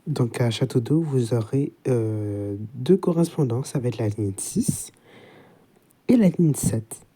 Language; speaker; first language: French; native; French